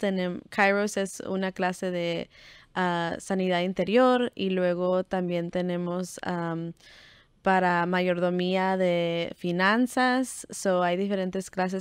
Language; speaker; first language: Spanish; early bilingual, heritage; Spanish